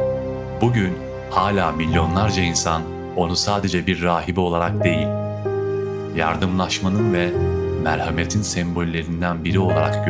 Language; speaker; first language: Turkish; native; Turkish